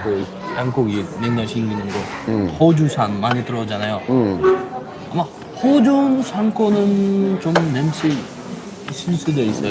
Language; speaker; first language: Korean; non-native, fluent; Uzbek